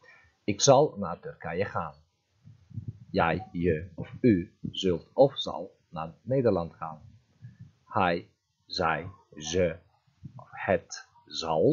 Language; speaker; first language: Dutch; non-native, fluent; Turkish